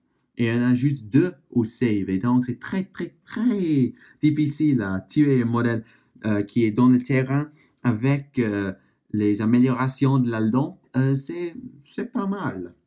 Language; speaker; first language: French; non-native, learner; English